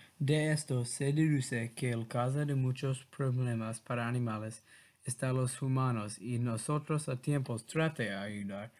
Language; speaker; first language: Spanish; non-native, learner; English